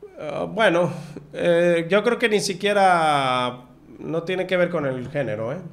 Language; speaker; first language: Spanish; native; Spanish